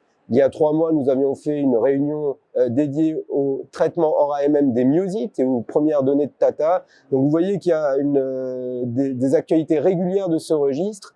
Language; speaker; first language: French; native; French